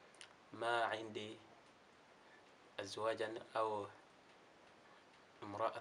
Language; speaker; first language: Arabic; non-native, learner; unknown